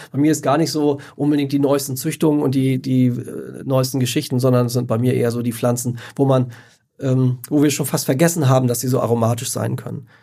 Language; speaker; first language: German; native; German